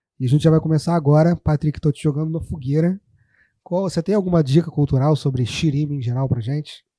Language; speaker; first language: Portuguese; native; Portuguese